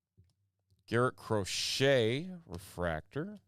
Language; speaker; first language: English; native; English